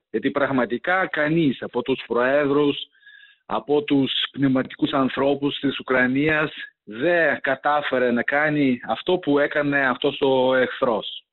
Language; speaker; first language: Greek; non-native, fluent; Ukrainian